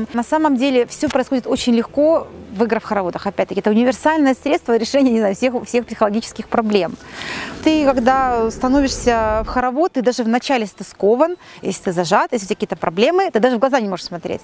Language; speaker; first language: Russian; native; Russian